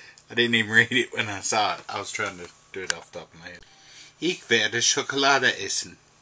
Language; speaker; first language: English; native; English